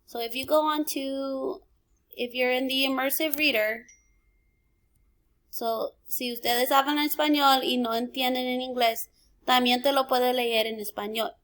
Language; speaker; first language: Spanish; early bilingual, heritage; Spanish